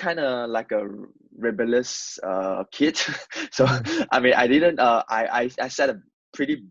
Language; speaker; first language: English; non-native, local second language; Chinese